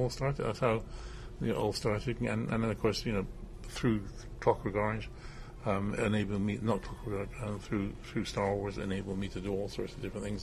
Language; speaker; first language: English; native; English